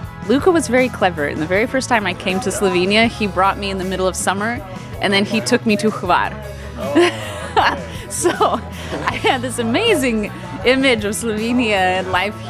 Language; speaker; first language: English; native; English